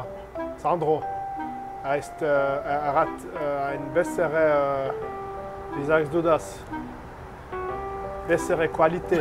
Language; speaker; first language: German; non-native, learner; French